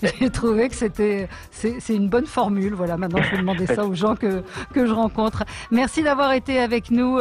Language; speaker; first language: French; native; French